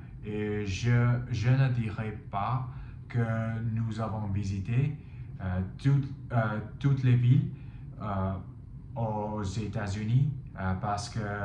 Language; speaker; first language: French; non-native, fluent; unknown